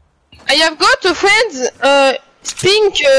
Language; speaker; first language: English; non-native, learner; French